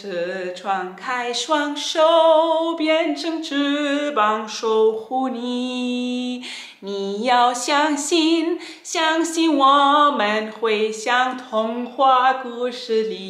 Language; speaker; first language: Chinese; non-native, fluent; German